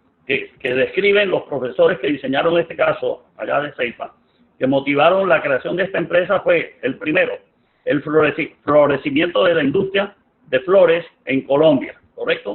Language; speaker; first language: Spanish; native; Spanish